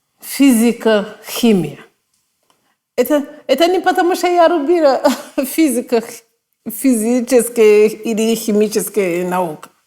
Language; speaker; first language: Russian; non-native, fluent; Kinyarwanda